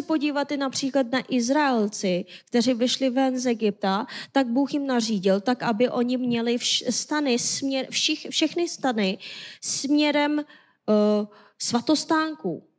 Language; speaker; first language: Czech; non-native, fluent; Korean